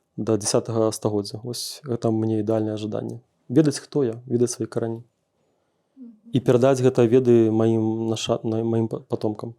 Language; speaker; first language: Belarusian; non-native, local second language; Russian